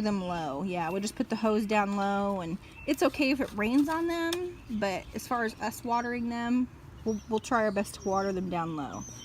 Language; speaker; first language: English; native; English